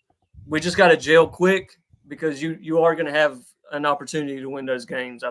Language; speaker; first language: English; native; English